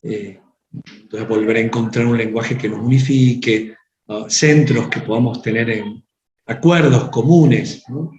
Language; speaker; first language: Spanish; native; Spanish